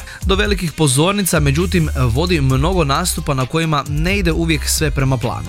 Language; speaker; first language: Croatian; native; Croatian